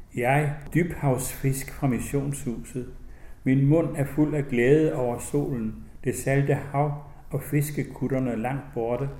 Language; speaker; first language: Danish; native; Danish